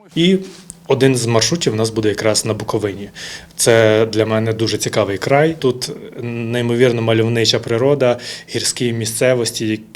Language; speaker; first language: Ukrainian; native; Ukrainian